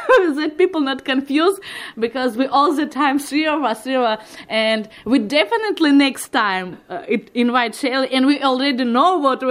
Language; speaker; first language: English; non-native, learner; Ukrainian